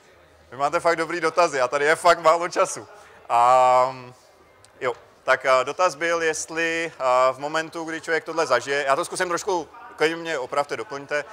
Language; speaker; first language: Czech; native; Czech